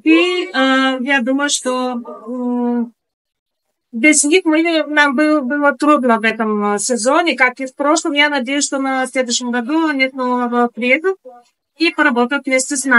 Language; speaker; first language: Russian; non-native, learner; Bulgarian